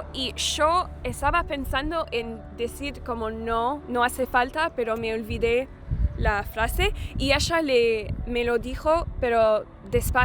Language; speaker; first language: Spanish; non-native, learner; English